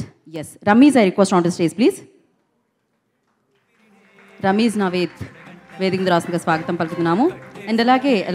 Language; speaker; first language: Telugu; native; Telugu